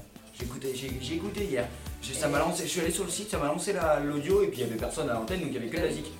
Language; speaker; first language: French; native; French